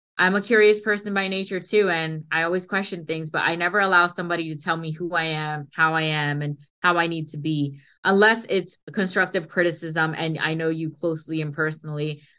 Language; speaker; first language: English; early bilingual, other home language; Hindi